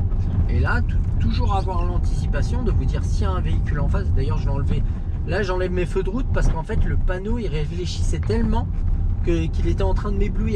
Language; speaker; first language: French; native; French